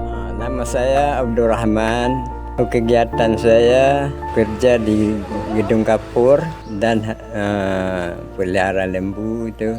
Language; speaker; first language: Indonesian; non-native, local second language; Achinese